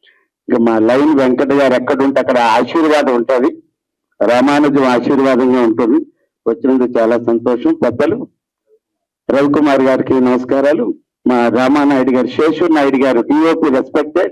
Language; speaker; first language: Telugu; native; Telugu